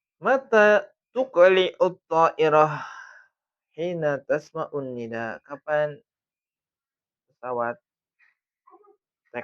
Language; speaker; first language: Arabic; non-native, fluent; Indonesian